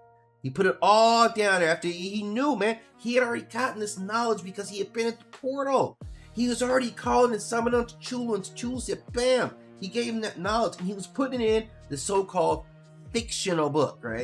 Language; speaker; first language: English; native; English